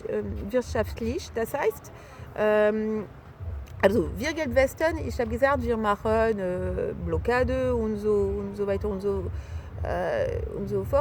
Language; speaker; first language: German; non-native, fluent; French